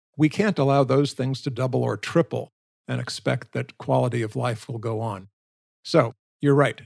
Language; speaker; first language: English; native; English